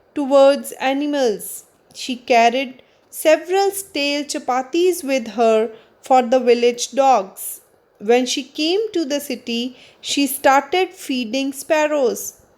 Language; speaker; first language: English; non-native, local second language; Punjabi